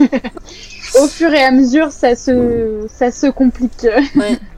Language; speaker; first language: French; non-native, fluent; Korean